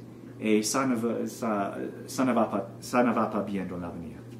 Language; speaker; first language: French; non-native, learner; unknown